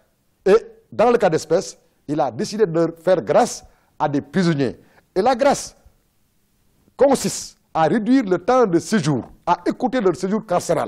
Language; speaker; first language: French; non-native, local second language; Wolof